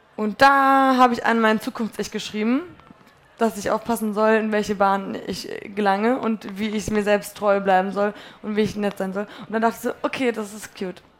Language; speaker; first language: German; early bilingual, other home language; Polish